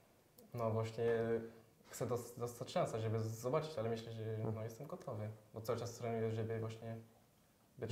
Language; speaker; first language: Polish; early bilingual, heritage; French